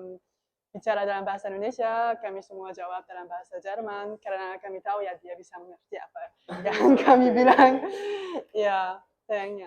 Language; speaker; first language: Indonesian; non-native, learner; German